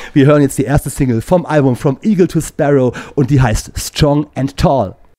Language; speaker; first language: German; native; German